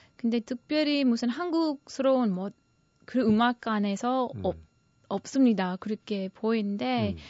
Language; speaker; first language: Korean; non-native, fluent; English